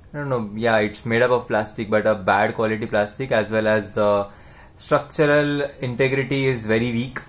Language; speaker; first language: English; non-native, local second language; Hindi